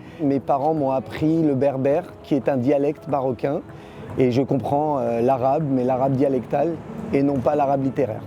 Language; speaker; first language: French; early bilingual, other home language; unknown